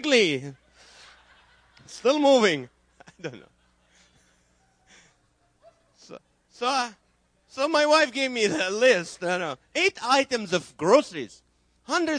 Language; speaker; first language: English; non-native, fluent; Arabic